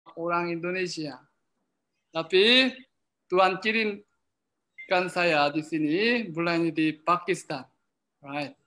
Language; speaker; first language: Indonesian; non-native, learner; Korean